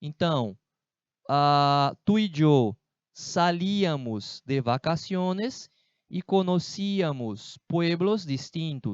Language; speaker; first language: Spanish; non-native, fluent; Portuguese